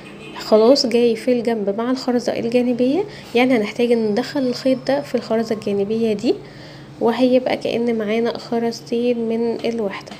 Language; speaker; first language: Arabic; native; Arabic